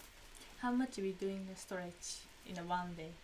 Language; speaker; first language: English; non-native, learner; Japanese